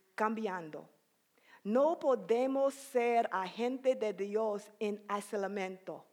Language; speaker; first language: Spanish; non-native, learner; English